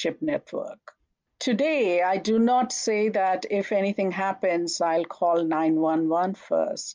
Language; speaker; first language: English; non-native, local second language; Hindi